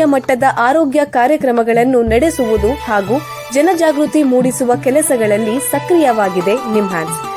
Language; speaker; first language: Kannada; native; Kannada